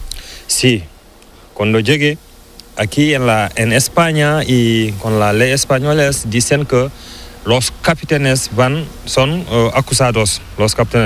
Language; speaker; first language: Spanish; non-native, learner; Fula